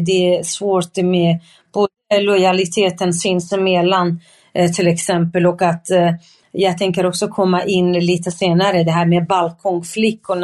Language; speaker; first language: Swedish; non-native, fluent; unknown